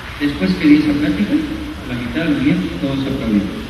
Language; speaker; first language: Spanish; native; Spanish